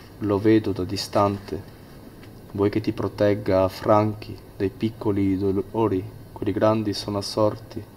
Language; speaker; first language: Italian; non-native, fluent; Albanian